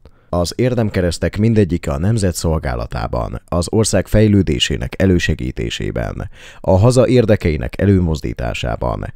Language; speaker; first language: Hungarian; native; Hungarian